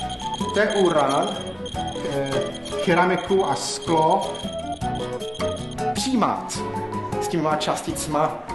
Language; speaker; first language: Czech; non-native, fluent; English